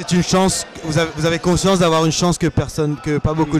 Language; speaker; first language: French; native; French